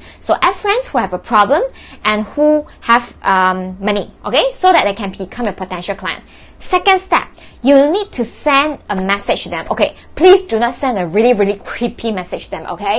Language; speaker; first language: English; non-native, local second language; Chinese